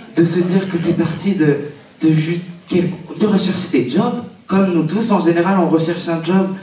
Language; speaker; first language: French; native; French